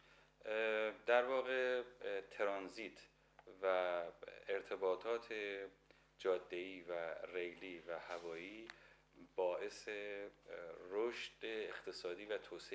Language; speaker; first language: Persian; native; Persian